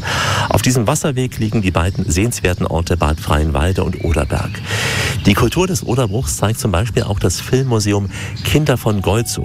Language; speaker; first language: German; native; German